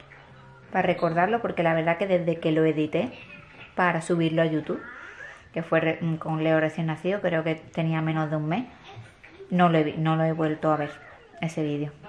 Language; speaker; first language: Spanish; native; Spanish